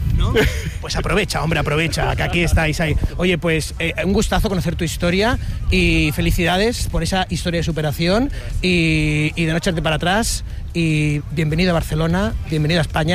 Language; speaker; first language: Spanish; native; Spanish